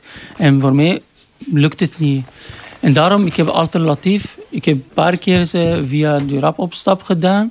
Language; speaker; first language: Dutch; non-native, learner; Arabic